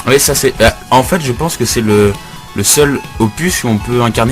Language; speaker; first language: French; native; French